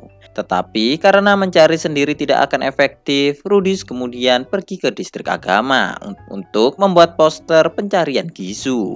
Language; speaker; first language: Indonesian; native; Indonesian